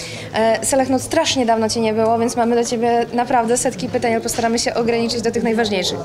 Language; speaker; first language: Polish; native; Polish